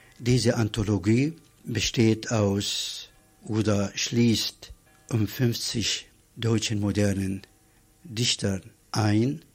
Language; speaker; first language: German; non-native, fluent; Arabic